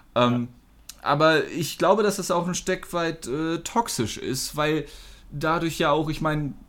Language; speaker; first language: German; non-native, fluent; English